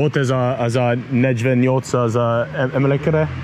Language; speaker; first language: Hungarian; non-native, learner; English